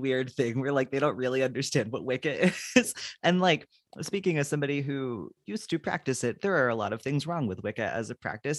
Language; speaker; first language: English; native; English